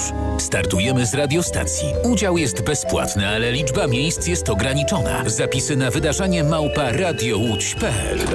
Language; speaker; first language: Polish; native; Polish